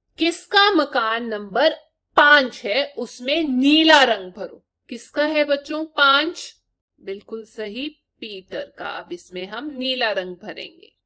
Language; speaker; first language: Hindi; native; Hindi